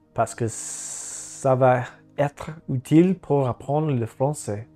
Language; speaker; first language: French; non-native, learner; English